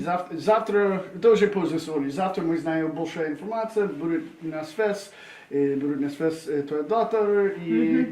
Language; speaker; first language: Russian; non-native, learner; English